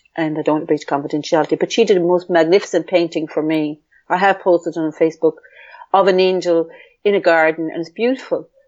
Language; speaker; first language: English; native; English